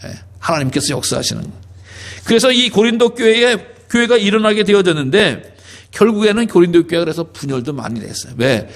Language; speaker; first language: Korean; native; Korean